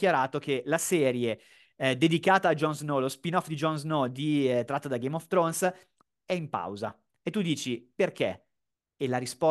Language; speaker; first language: Italian; native; Italian